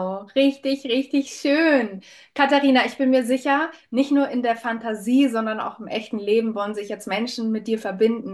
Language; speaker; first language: German; native; German